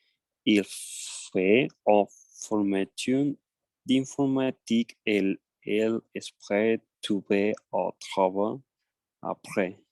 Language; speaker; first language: French; non-native, learner; Spanish